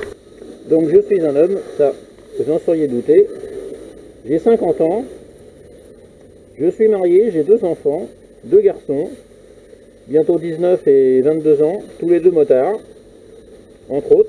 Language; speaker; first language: French; native; French